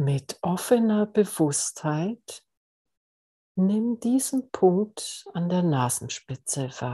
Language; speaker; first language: German; native; German